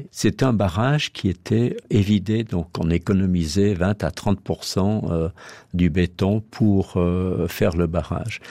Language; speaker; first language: French; native; French